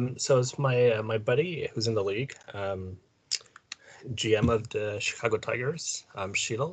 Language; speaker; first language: English; native; English